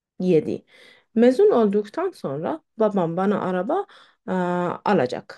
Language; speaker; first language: Turkish; non-native, fluent; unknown